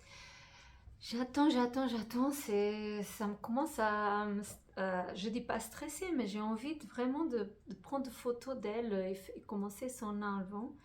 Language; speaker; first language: French; non-native, fluent; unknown